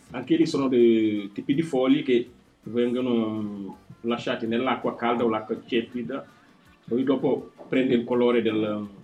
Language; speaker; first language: Italian; non-native, fluent; Wolof